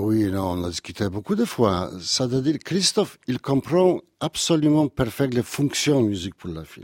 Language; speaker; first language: French; non-native, learner; Polish